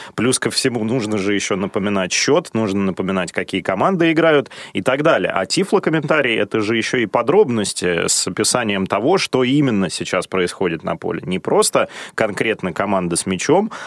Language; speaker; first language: Russian; native; Russian